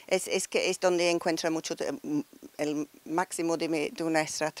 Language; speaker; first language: Spanish; non-native, learner; English